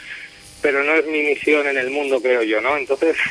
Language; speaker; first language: Spanish; native; Spanish